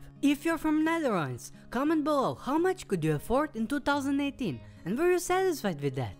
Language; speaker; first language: English; non-native, fluent; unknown